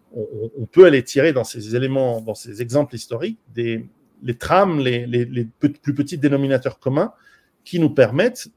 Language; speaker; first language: French; native; French